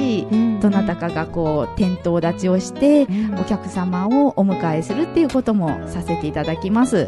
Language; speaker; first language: Japanese; native; Japanese